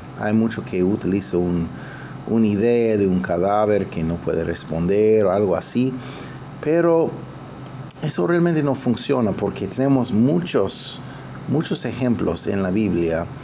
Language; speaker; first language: Spanish; non-native, fluent; English